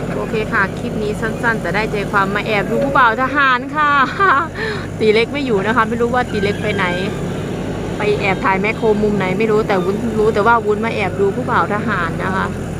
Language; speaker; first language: Thai; non-native, local second language; Northeastern Thai